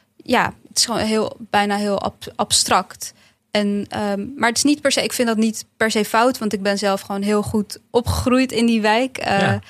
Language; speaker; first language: Dutch; early bilingual, other home language; Bosnian